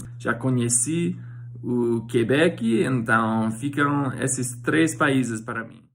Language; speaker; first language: Portuguese; non-native, fluent; English